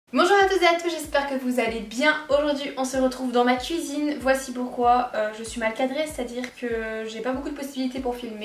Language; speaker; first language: French; native; French